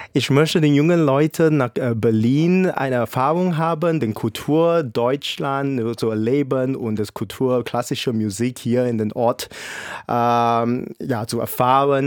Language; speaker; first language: German; non-native, fluent; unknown